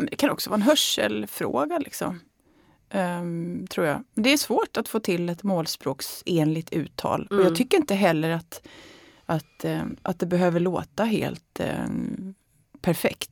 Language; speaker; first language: Swedish; native; Swedish